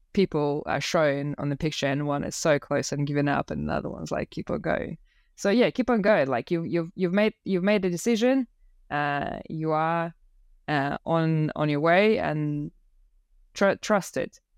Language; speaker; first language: English; non-native, fluent; Russian